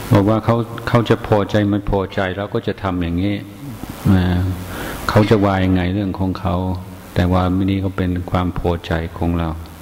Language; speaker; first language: Thai; non-native, fluent; English